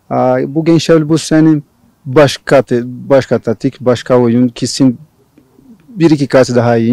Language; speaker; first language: Turkish; non-native, learner; Portuguese